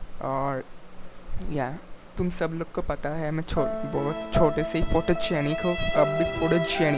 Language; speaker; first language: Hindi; non-native, local second language; Bangla